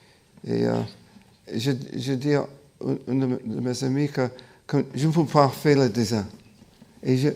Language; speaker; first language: French; non-native, fluent; English